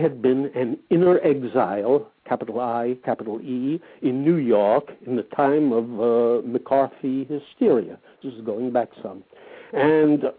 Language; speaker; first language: English; native; English